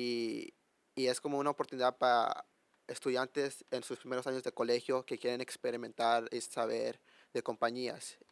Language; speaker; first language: Spanish; early bilingual, heritage; Spanish